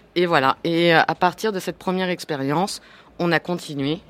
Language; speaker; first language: French; non-native, fluent; English